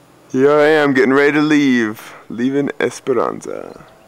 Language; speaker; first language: English; native; English